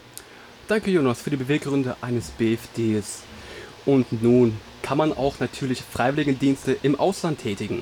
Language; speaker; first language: German; early bilingual, other home language; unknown